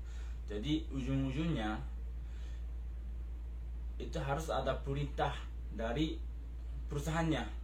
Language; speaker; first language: Indonesian; non-native, fluent; Japanese